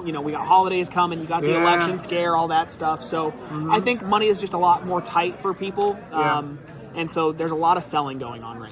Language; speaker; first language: English; native; English